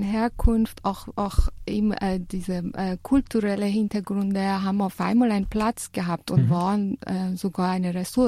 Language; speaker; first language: German; non-native, fluent; Persian